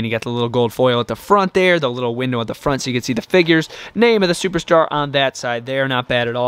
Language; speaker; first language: English; native; English